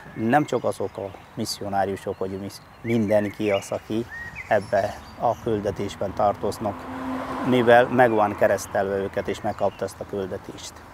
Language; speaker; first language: Hungarian; non-native, fluent; Malayalam